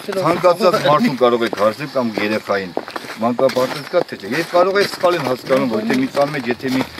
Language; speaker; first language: Armenian; non-native, local second language; Kurdish